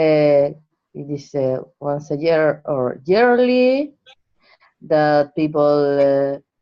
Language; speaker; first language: English; non-native, learner; Spanish